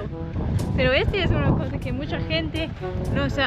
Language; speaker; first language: Spanish; non-native, learner; English